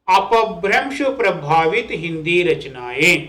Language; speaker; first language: Hindi; non-native, local second language; Telugu